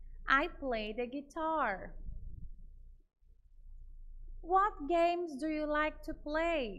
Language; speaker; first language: English; non-native, fluent; Portuguese